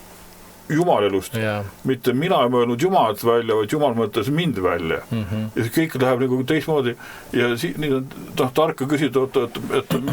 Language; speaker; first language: Estonian; native; Estonian